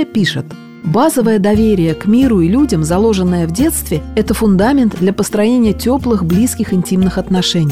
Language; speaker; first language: Russian; native; Russian